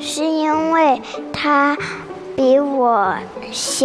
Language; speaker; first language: Chinese; early bilingual, heritage; Chinese